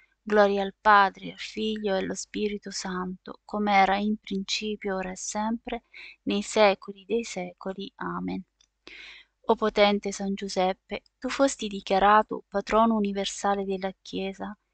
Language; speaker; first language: Italian; native; Italian